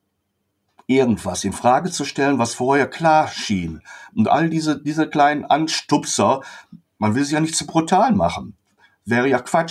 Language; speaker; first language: German; native; German